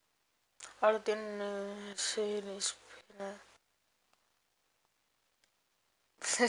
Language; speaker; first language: Spanish; native; Spanish